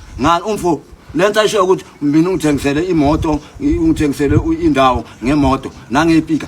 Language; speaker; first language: Zulu; native; Zulu